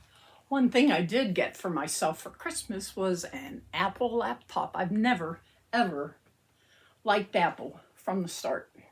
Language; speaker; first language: English; native; English